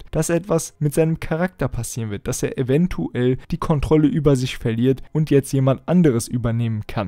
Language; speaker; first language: German; native; German